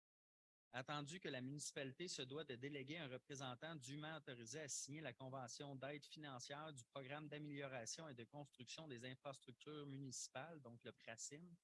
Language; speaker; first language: French; native; French